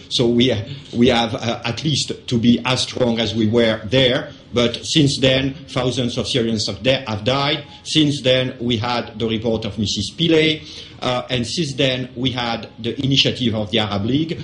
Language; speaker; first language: English; non-native, fluent; French